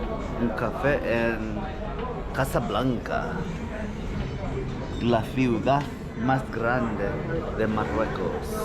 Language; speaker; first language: Spanish; non-native, fluent; English